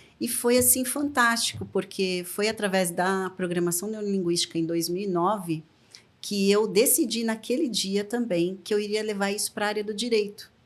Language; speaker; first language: Portuguese; native; Portuguese